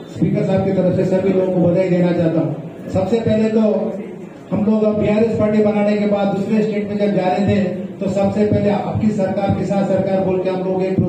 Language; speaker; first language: Hindi; non-native, local second language; Telugu